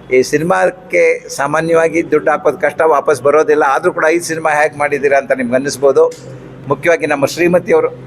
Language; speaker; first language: Kannada; non-native, local second language; Konkani